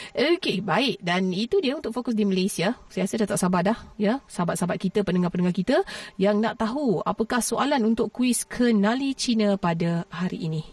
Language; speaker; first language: Malay; native; Malay